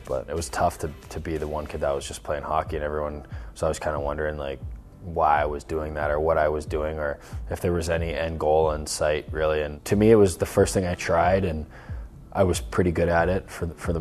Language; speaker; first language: English; native; English